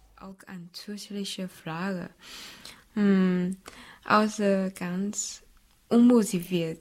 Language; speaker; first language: German; non-native, fluent; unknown